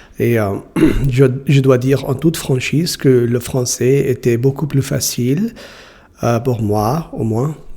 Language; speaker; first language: French; non-native, learner; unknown